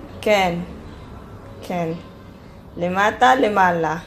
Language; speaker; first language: Hebrew; non-native, learner; Filipino